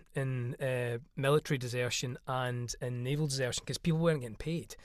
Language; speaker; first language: English; native; English